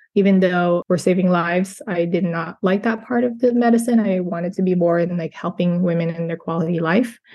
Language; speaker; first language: English; native; English